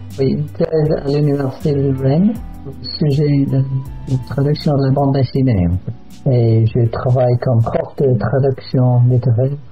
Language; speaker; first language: French; non-native, fluent; English